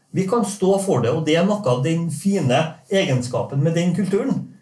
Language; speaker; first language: Norwegian; native; Norwegian